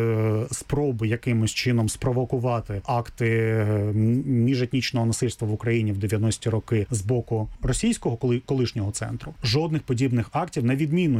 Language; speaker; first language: Ukrainian; native; Ukrainian